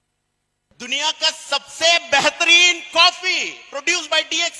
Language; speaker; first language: Hindi; non-native, fluent; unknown